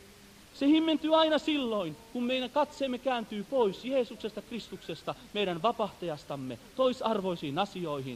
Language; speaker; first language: Finnish; native; Finnish